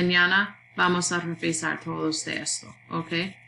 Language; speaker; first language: Spanish; non-native, learner; English